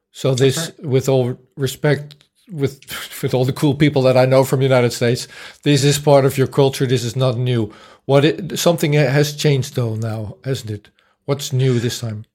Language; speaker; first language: English; non-native, fluent; Dutch